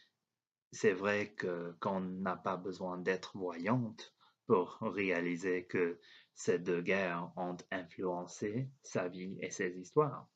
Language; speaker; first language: French; non-native, learner; English